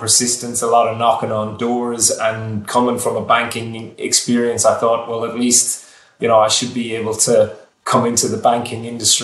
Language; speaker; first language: English; native; English